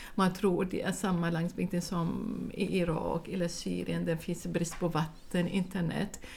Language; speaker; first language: Swedish; non-native, fluent; Arabic